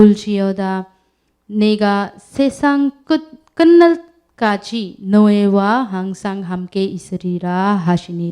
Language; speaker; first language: Korean; non-native, learner; Urdu